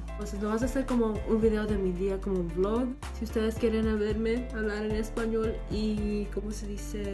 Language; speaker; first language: Spanish; early bilingual, heritage; Spanish